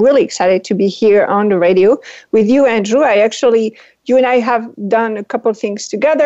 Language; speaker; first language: English; non-native, fluent; French